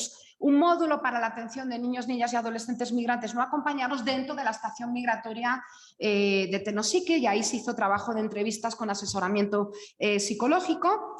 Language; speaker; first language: Spanish; native; Spanish